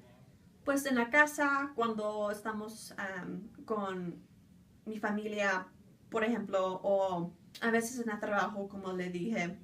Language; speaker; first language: Spanish; early bilingual, other home language; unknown